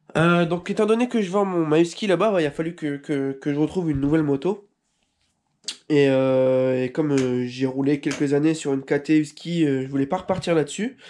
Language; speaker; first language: French; native; French